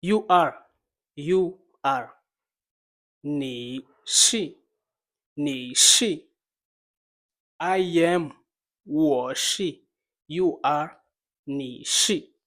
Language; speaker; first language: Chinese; non-native, fluent; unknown